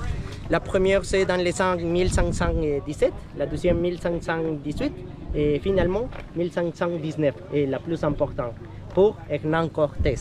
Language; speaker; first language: French; non-native, learner; Spanish